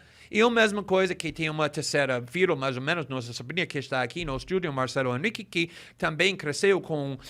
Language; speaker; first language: Portuguese; non-native, fluent; English